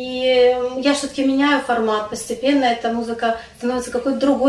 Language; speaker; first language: Russian; non-native, local second language; Crimean Tatar